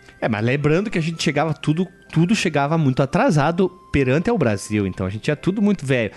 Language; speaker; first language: Portuguese; native; Portuguese